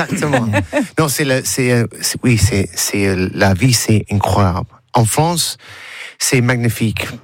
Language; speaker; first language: French; non-native, learner; English